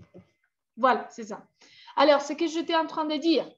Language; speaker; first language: French; non-native, fluent; Spanish